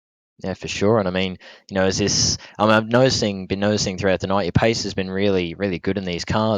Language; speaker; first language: English; native; English